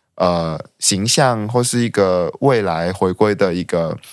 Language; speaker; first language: Chinese; non-native, local second language; Cantonese